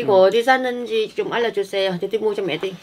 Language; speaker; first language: Korean; non-native, fluent; Vietnamese